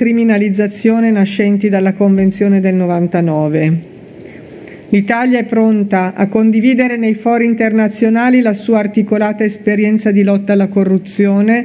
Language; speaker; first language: Italian; native; Italian